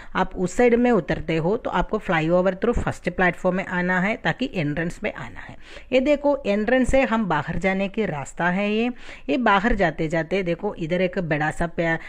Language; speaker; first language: Hindi; non-native, fluent; Tamil